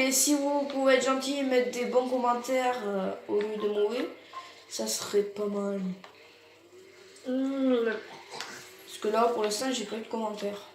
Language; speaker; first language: French; native; French